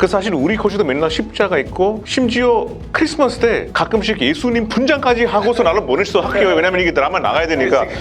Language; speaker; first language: Korean; non-native, fluent; Hindi